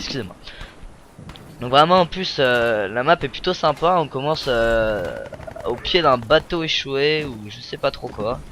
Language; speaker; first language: French; native; French